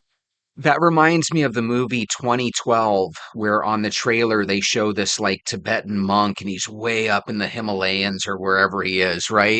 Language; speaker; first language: English; native; English